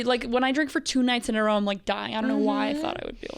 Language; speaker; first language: English; native; English